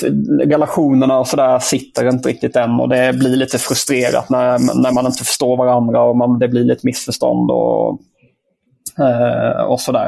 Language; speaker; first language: Swedish; native; Swedish